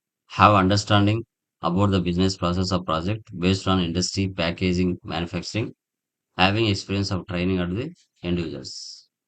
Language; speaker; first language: English; non-native, local second language; Telugu